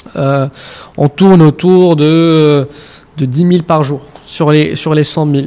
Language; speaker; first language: French; non-native, local second language; Arabic